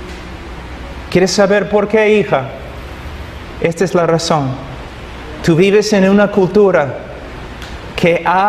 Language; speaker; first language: Spanish; non-native, fluent; English